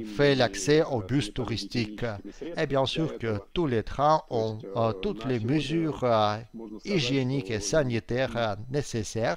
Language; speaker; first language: French; non-native, fluent; Russian